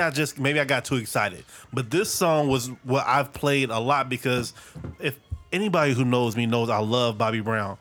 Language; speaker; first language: English; native; English